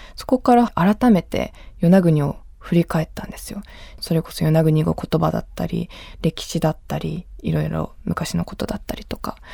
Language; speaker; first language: Japanese; native; Japanese